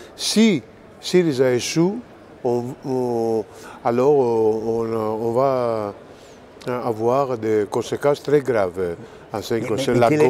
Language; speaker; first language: French; non-native, fluent; Greek